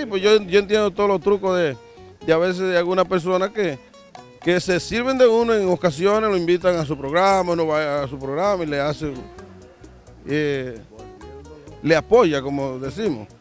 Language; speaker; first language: Spanish; native; Spanish